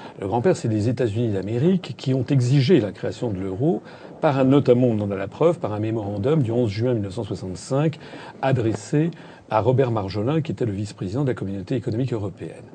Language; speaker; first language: French; native; French